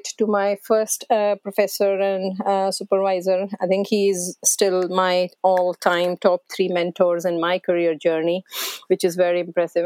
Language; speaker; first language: English; non-native, local second language; Hindi